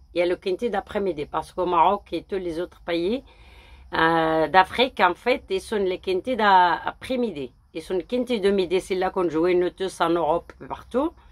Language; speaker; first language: French; early bilingual, other home language; Arabic